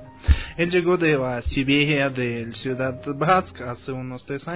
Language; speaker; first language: Spanish; non-native, fluent; Russian